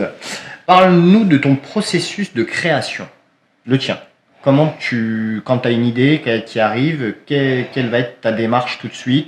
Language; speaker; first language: French; native; French